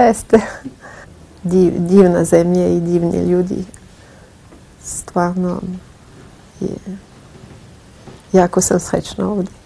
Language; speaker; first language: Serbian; non-native, fluent; French